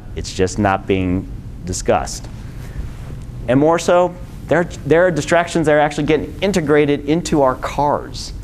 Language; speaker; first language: English; native; English